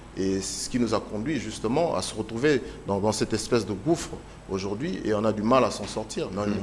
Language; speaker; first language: French; non-native, local second language; Lingala